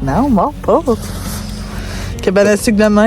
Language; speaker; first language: French; native; French